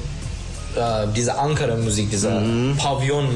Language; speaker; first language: German; non-native, learner; Turkish